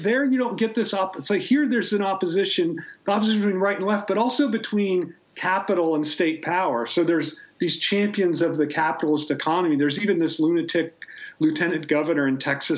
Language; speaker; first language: English; native; English